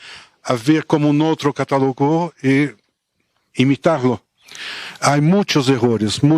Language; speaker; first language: Spanish; non-native, fluent; Portuguese